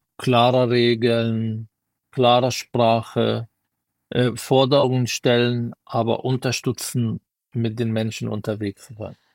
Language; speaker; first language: German; non-native, fluent; Arabic